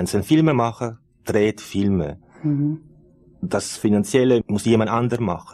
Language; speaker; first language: German; non-native, fluent; Italian